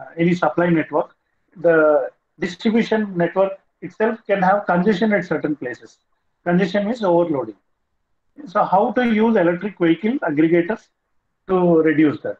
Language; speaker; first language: English; non-native, local second language; Telugu